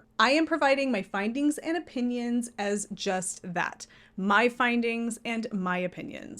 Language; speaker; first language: English; native; English